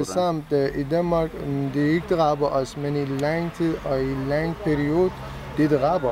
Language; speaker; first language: Danish; non-native, fluent; Persian